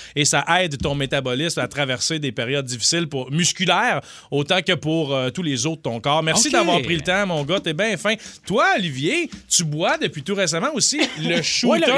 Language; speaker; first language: French; native; French